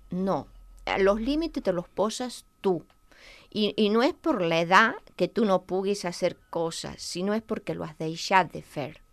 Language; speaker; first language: Catalan; non-native, local second language; Spanish